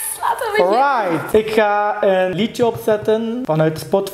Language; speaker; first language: Dutch; early bilingual, other home language; Turkish